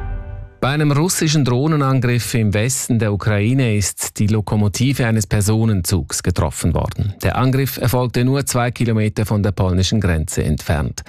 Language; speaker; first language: German; native; German